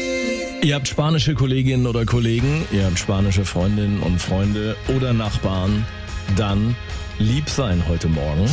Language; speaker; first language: German; native; German